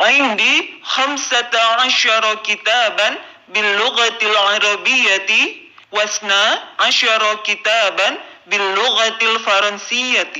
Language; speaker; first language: Arabic; non-native, fluent; Indonesian